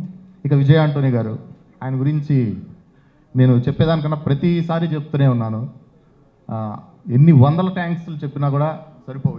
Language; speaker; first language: Telugu; native; Telugu